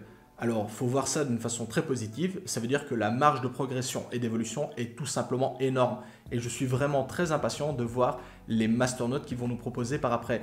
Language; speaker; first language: French; native; French